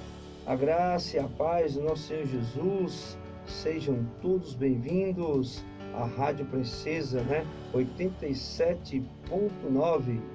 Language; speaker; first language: Portuguese; native; Portuguese